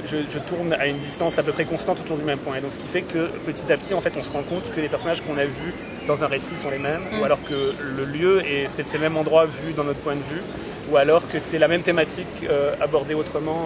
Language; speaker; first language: French; native; French